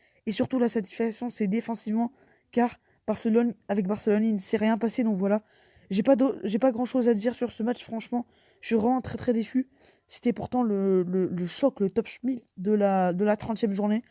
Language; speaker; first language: French; native; French